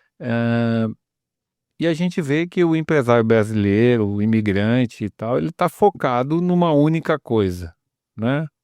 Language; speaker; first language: Portuguese; native; Portuguese